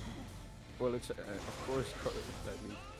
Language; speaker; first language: English; non-native, fluent; Icelandic